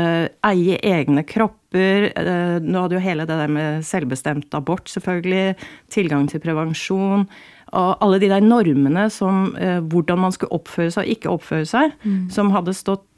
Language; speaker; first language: Norwegian; native; Norwegian